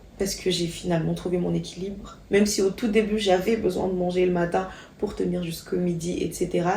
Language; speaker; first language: French; non-native, local second language; Malagasy